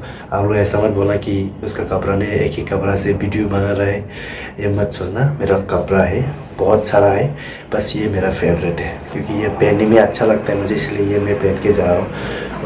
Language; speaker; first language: Hindi; non-native, local second language; Kok Borok